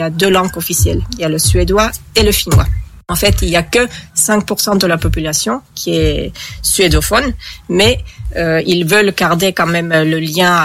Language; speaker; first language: French; non-native, fluent; Finnish